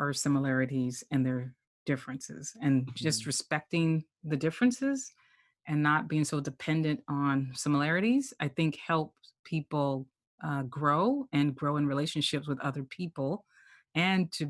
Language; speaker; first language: English; native; English